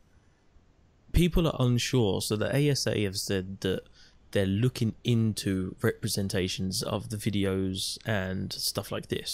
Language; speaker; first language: English; native; English